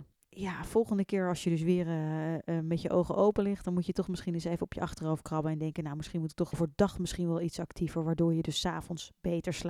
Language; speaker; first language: Dutch; native; Dutch